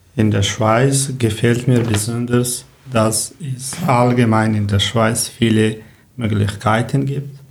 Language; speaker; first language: German; non-native, learner; Persian